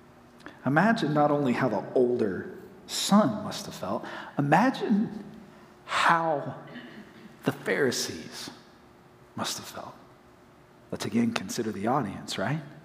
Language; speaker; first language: English; native; English